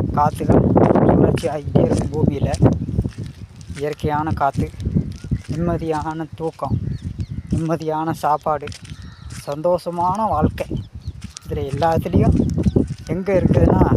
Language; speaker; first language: Tamil; native; Tamil